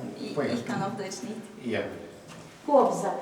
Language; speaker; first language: German; non-native, learner; Ukrainian